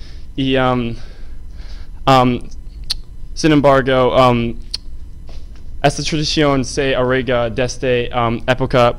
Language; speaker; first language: Spanish; non-native, learner; English